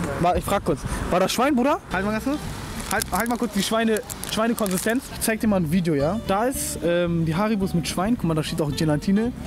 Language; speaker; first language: German; early bilingual, other home language; Turkish